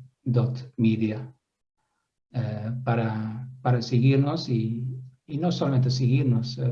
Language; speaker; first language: Spanish; non-native, fluent; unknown